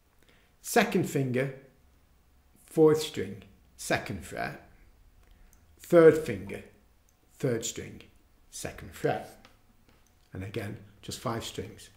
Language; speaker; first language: English; native; English